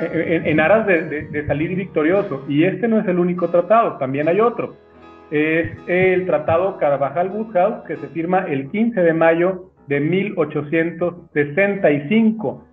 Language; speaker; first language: Spanish; native; Spanish